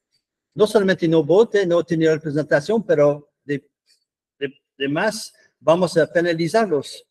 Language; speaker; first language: Spanish; non-native, fluent; English